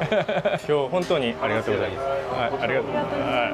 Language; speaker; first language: Japanese; non-native, learner; Korean